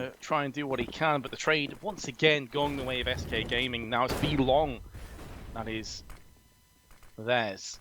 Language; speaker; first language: English; native; English